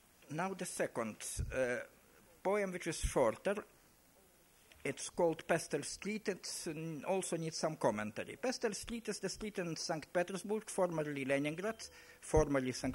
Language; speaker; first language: English; non-native, fluent; Lithuanian